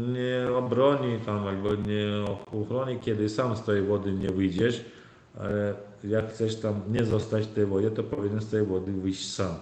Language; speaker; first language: Polish; non-native, learner; Turkmen